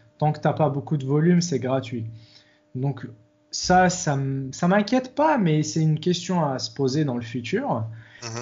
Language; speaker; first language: French; non-native, local second language; Arabic